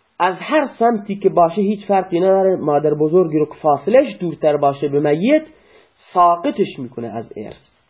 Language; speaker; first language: Persian; non-native, local second language; Baluchi